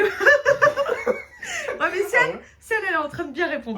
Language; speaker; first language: French; native; French